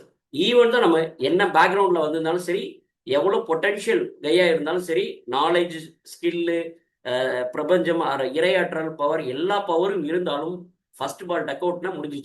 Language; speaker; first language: Tamil; native; Tamil